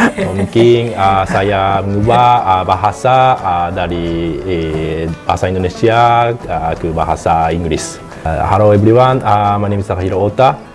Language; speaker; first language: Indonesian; non-native, learner; Japanese